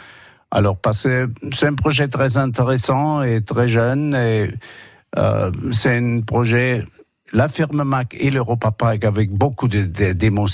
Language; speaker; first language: French; non-native, fluent; German